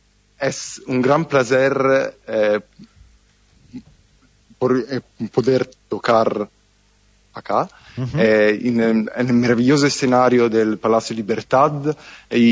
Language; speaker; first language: Spanish; non-native, fluent; Italian